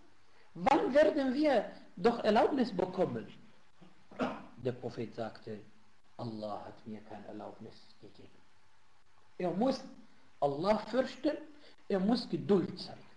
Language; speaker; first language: German; non-native, fluent; Arabic